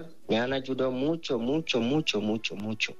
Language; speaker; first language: Spanish; non-native, learner; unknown